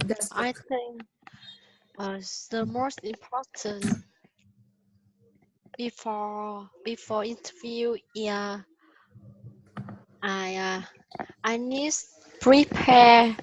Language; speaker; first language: English; non-native, learner; Vietnamese